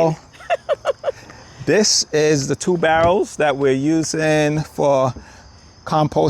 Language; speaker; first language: English; native; English